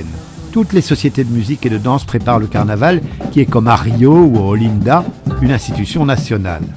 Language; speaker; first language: French; native; French